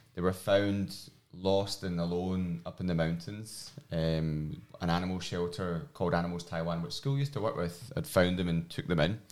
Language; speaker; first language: English; native; English